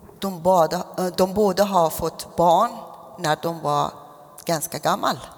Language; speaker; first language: Swedish; non-native, fluent; Persian